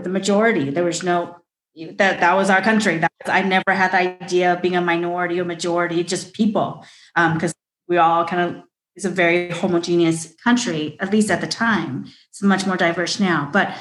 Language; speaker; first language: English; early bilingual, other home language; Chinese